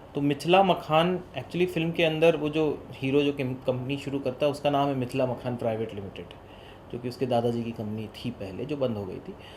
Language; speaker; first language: Hindi; non-native, local second language; Bhojpuri